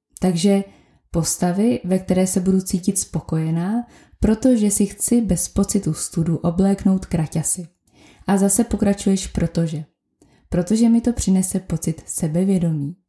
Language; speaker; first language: Czech; native; Czech